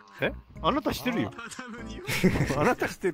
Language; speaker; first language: Japanese; native; Japanese